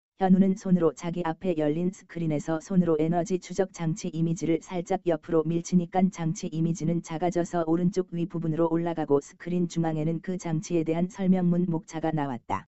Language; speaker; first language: Korean; native; Korean